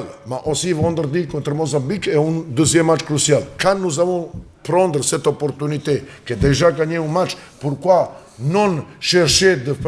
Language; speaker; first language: French; non-native, learner; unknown